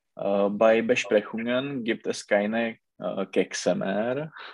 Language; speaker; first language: German; non-native, learner; Czech